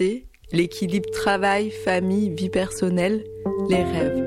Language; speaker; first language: French; native; French